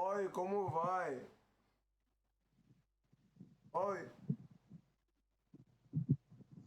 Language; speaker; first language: Portuguese; non-native, learner; French